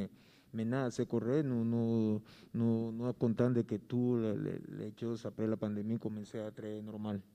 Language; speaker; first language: French; non-native, learner; Spanish